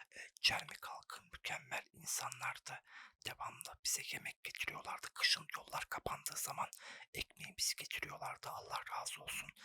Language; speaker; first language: Turkish; native; Turkish